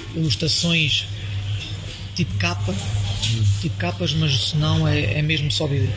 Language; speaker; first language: Portuguese; early bilingual, heritage; French